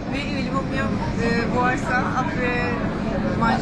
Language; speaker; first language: French; non-native, learner; Turkish